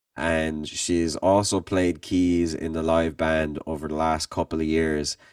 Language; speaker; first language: English; native; English